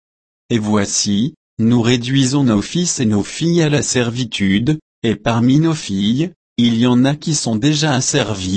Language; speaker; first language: French; native; French